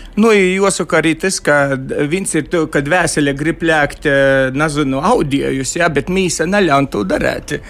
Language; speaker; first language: Latvian; native; Latvian